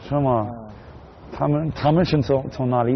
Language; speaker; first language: Chinese; non-native, learner; English